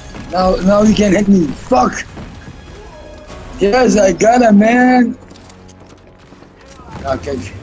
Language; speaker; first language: English; non-native, fluent; Dutch